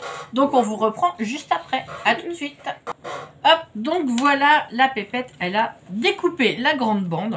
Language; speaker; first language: French; native; French